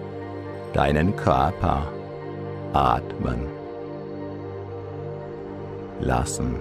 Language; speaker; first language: German; native; German